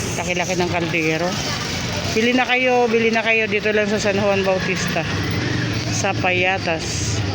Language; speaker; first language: Filipino; non-native, local second language; Waray